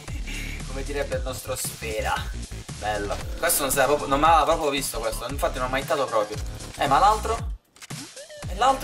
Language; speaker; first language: Italian; native; Italian